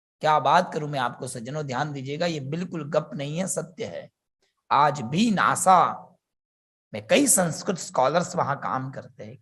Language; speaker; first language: Hindi; non-native, local second language; Gujarati